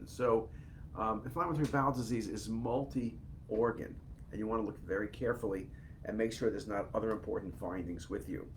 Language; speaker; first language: English; native; English